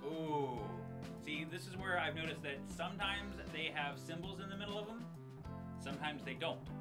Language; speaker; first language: English; native; English